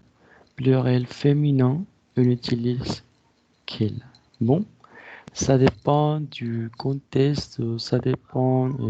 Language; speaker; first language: French; non-native, fluent; Spanish